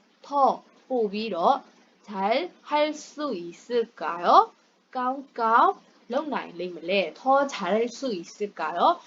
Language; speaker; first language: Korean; non-native, fluent; Burmese